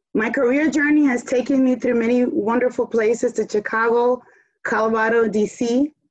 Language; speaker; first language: English; early bilingual, other home language; Spanish